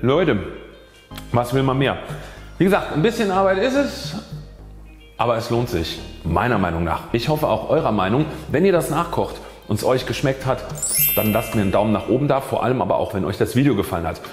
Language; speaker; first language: German; native; German